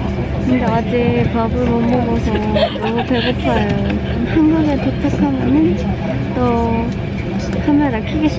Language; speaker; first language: Korean; non-native, fluent; Japanese